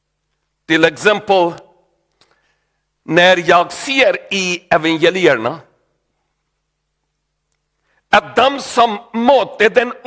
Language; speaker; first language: Swedish; non-native, learner; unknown